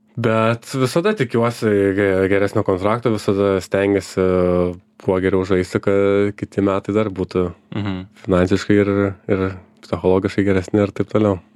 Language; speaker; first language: Lithuanian; native; Lithuanian